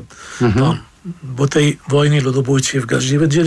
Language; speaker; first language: Polish; non-native, fluent; Arabic